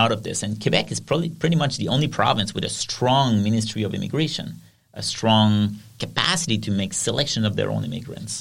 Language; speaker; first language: English; non-native, fluent; French